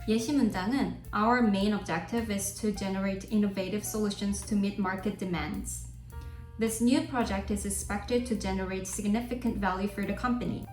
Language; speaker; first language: English; non-native, fluent; Korean